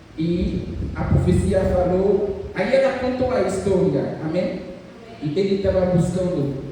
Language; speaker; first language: Portuguese; non-native, fluent; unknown